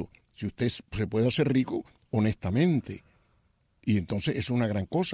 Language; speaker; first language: Spanish; native; Spanish